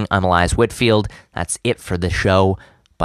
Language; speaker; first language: English; native; English